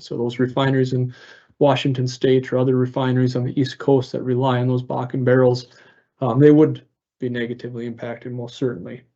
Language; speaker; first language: English; native; English